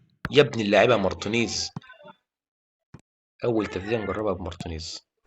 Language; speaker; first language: Arabic; native; Arabic